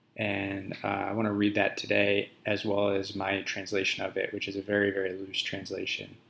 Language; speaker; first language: English; native; English